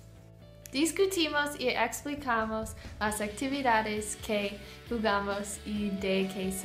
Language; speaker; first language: Spanish; non-native, learner; English